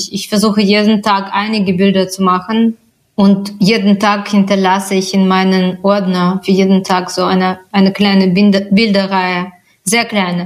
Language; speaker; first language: German; non-native, fluent; Russian